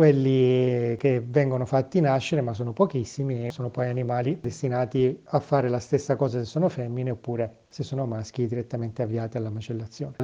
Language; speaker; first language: Italian; native; Italian